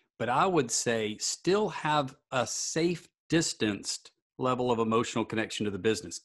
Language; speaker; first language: English; native; English